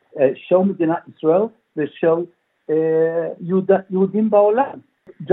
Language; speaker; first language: Hebrew; non-native, fluent; English